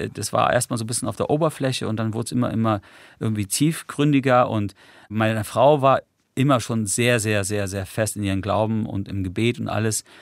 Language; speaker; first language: German; early bilingual, other home language; English